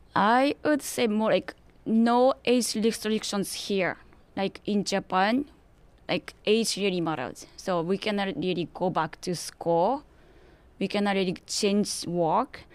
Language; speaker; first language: English; non-native, learner; Japanese